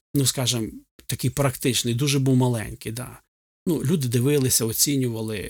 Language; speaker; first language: Ukrainian; native; Ukrainian